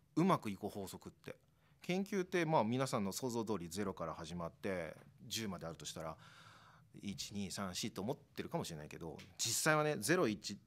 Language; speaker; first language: Japanese; native; Japanese